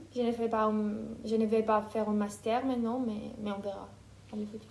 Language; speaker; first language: French; non-native, fluent; Ukrainian